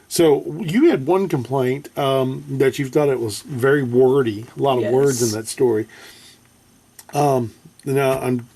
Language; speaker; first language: English; native; English